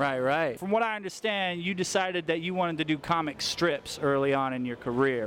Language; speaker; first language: English; native; English